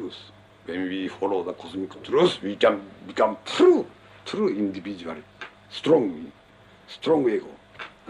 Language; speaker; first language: English; non-native, learner; Japanese